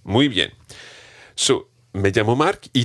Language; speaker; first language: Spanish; non-native, fluent; English